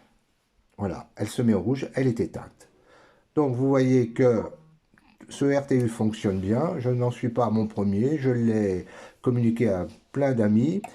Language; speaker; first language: French; native; French